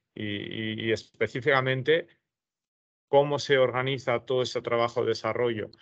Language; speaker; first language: Spanish; native; Spanish